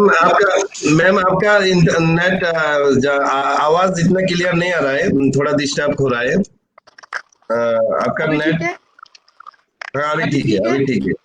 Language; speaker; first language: Hindi; non-native, learner; Bangla